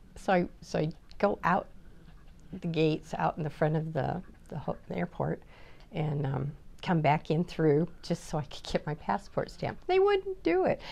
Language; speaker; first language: English; native; English